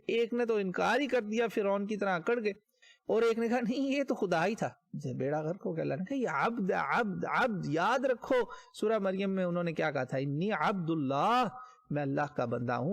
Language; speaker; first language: Urdu; native; Urdu